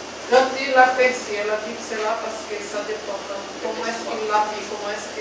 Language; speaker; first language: French; non-native, fluent; Portuguese